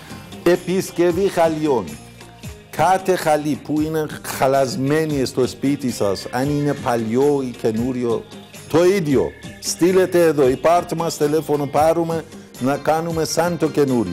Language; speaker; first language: Greek; non-native, learner; Persian